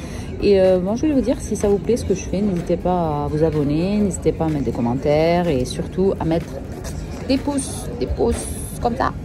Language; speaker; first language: French; native; French